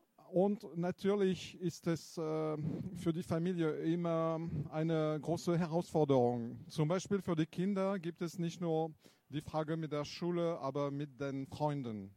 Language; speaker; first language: German; non-native, fluent; French